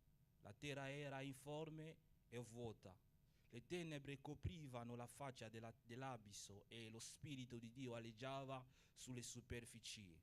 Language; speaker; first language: Italian; non-native, fluent; Portuguese